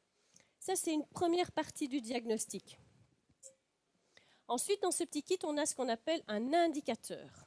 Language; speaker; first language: French; native; French